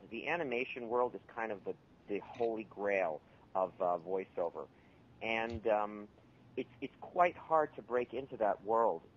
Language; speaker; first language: English; native; English